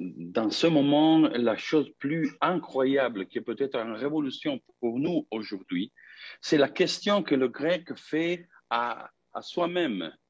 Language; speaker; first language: French; non-native, fluent; Italian